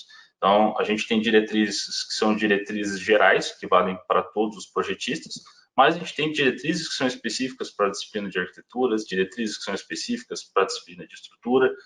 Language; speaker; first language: Portuguese; native; Portuguese